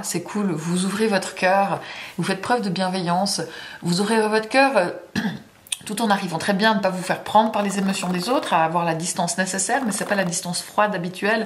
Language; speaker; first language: French; native; French